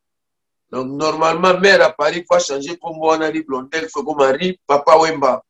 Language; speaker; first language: French; non-native, local second language; Lingala